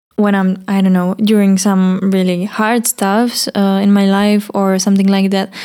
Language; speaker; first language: English; non-native, learner; Czech